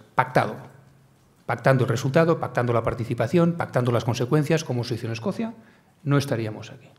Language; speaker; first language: Spanish; native; Spanish